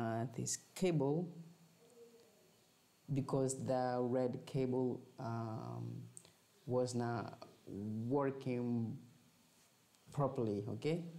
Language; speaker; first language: English; non-native, fluent; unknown